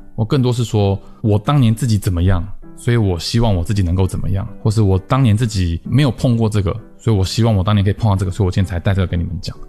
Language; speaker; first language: Chinese; native; Chinese